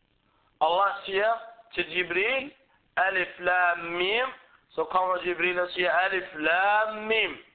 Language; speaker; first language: Danish; early bilingual, other home language; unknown